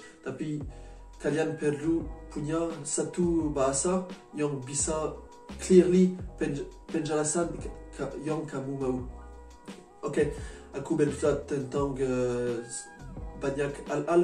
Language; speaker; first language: Indonesian; non-native, learner; French